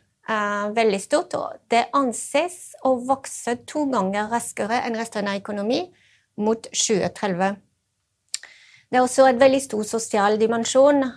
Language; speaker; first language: Norwegian; non-native, fluent; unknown